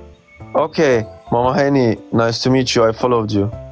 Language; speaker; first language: English; non-native, fluent; Turkish